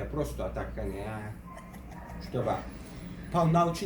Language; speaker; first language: Russian; early bilingual, heritage; Russian